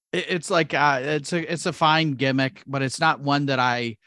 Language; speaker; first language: English; native; English